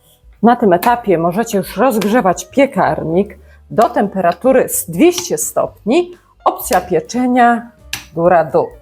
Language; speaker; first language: Polish; native; Polish